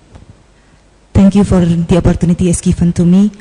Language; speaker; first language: English; non-native, learner; Indonesian